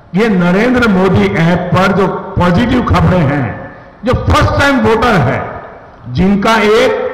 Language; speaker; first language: Hindi; non-native, local second language; Gujarati